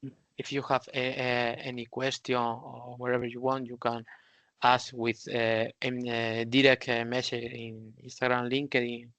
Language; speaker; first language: English; non-native, learner; Spanish